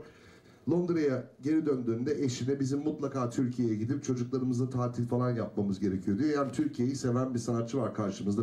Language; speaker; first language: Turkish; native; Turkish